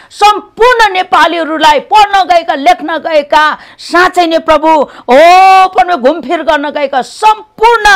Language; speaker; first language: Nepali; native; Nepali